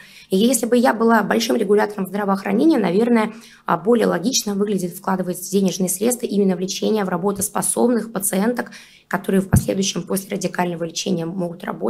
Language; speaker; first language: Russian; native; Russian